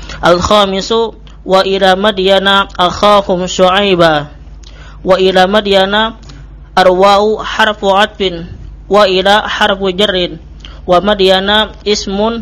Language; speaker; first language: Arabic; non-native, learner; Indonesian